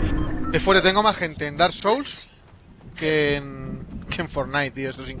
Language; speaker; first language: Spanish; native; Spanish